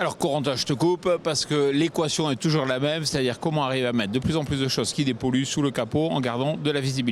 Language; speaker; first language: French; native; French